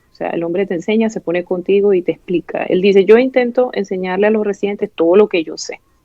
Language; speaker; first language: Spanish; native; Spanish